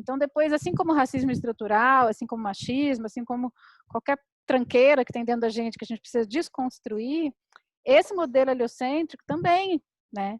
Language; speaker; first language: Portuguese; native; Portuguese